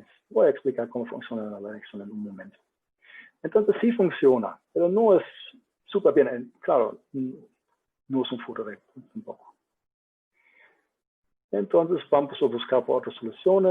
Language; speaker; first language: Spanish; non-native, learner; German